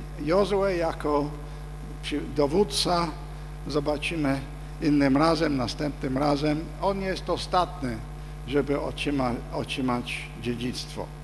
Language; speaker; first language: Polish; non-native, fluent; English